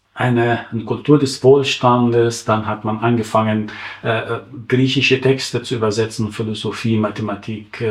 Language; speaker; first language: German; non-native, fluent; Arabic